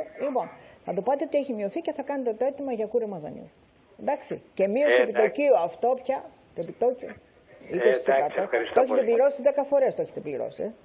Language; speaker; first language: Greek; native; Greek